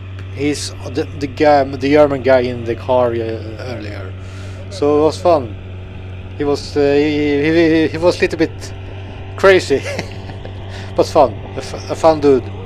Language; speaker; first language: English; non-native, fluent; Swedish